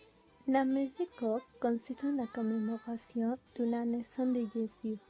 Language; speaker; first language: French; non-native, learner; Spanish